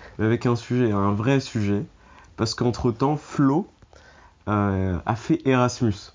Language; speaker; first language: French; native; French